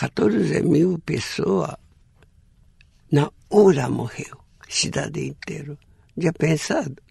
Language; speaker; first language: Portuguese; non-native, learner; Japanese